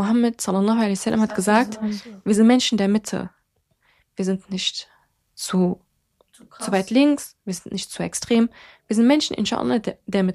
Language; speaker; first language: German; early bilingual, other home language; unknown